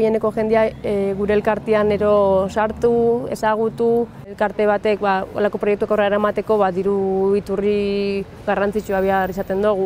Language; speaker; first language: Basque; native; Basque